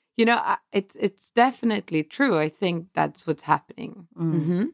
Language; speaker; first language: English; non-native, fluent; Swedish